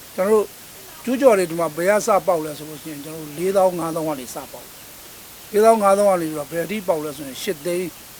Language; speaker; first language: Burmese; native; Burmese